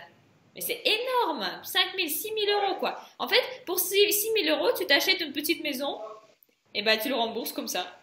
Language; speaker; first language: French; non-native, fluent; Russian